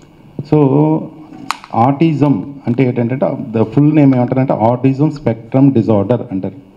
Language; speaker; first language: Telugu; native; Telugu